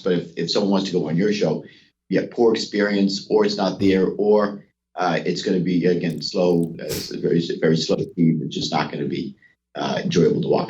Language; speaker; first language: English; native; English